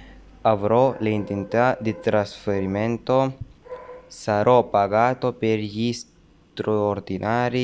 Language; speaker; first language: Italian; non-native, learner; Urdu